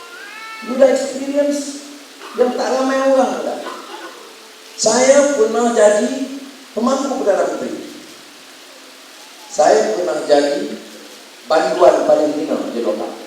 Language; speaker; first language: Malay; native; Malay